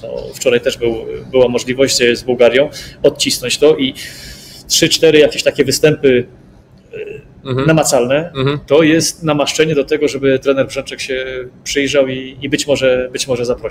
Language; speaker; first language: Polish; native; Polish